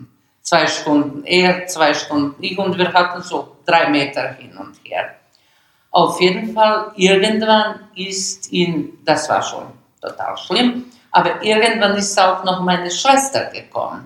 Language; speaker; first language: German; non-native, learner; Bosnian